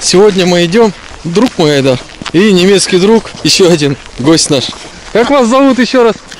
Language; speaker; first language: Russian; native; Russian